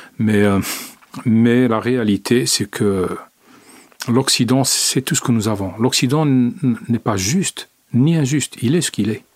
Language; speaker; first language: French; non-native, local second language; Arabic